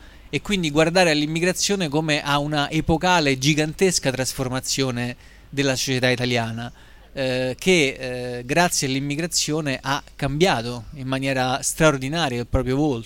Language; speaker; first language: Italian; native; Italian